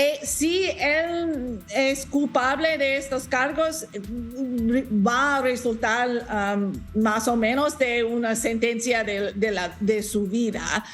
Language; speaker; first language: Spanish; non-native, learner; English